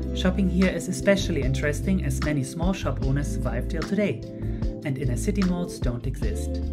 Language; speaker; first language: English; non-native, fluent; Dutch